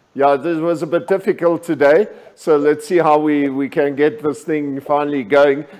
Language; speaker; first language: English; non-native, local second language; German